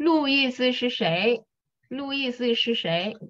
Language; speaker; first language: Chinese; non-native, fluent; Vietnamese